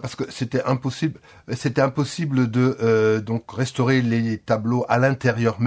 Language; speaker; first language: French; native; French